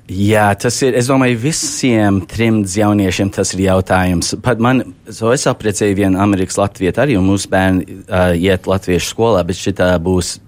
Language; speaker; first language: Latvian; early bilingual, heritage; Latvian